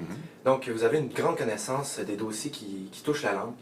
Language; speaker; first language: French; native; French